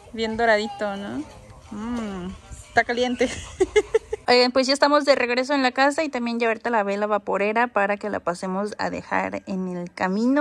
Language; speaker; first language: Spanish; native; Spanish